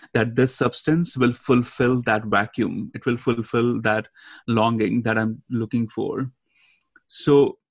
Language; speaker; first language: English; non-native, local second language; Hindi